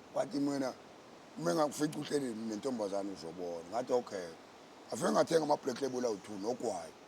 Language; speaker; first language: Zulu; native; Zulu